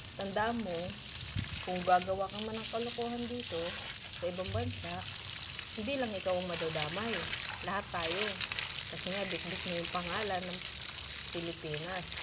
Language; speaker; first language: Filipino; native; Filipino